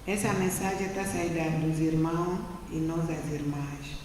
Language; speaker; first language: Portuguese; non-native, learner; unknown